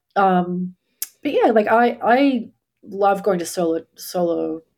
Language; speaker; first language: English; native; English